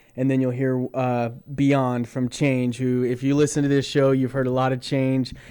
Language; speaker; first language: English; native; English